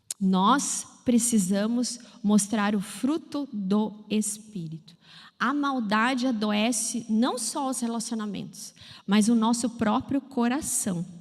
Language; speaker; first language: Portuguese; native; Portuguese